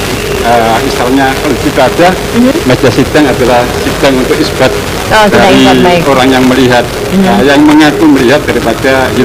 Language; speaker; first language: Indonesian; native; Indonesian